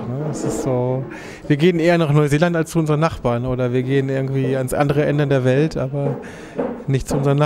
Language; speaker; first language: German; native; German